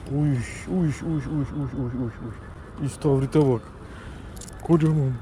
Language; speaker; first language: Turkish; native; Turkish